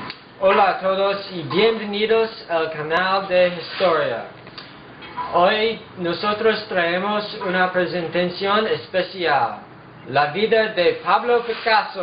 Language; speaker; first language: Spanish; non-native, learner; English